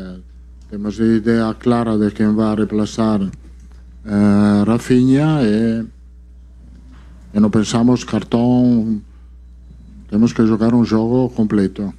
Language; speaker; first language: Portuguese; non-native, fluent; Italian